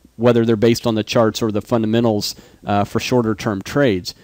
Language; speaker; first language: English; native; English